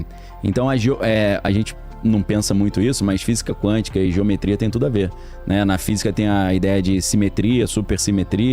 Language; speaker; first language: Portuguese; native; Portuguese